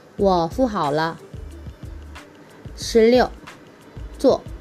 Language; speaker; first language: Chinese; early bilingual, heritage; Chinese